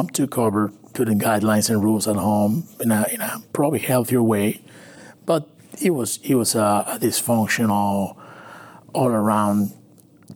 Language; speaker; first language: English; non-native, fluent; Spanish